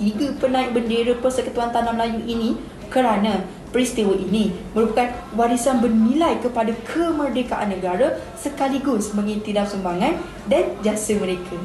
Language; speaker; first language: Malay; native; Malay